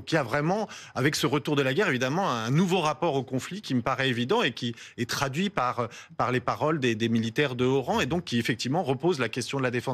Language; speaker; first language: French; native; French